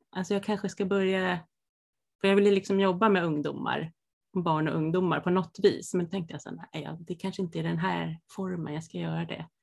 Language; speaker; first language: Swedish; native; Swedish